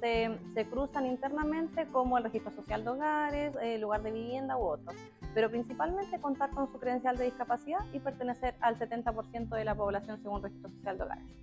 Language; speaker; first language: Spanish; native; Spanish